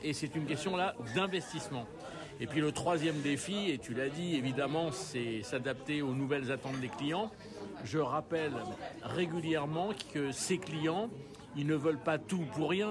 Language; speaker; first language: French; native; French